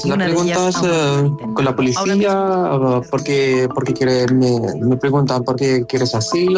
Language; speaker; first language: Spanish; non-native, learner; Arabic